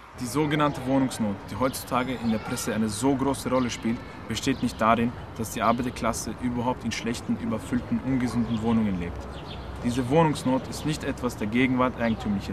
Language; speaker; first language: German; native; German